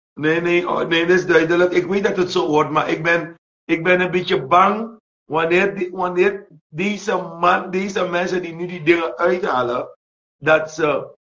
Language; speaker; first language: Dutch; native; Dutch